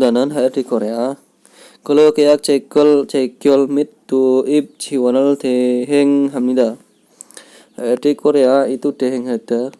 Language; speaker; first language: Korean; non-native, learner; Indonesian